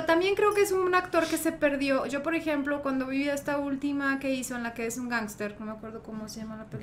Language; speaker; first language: Spanish; native; Spanish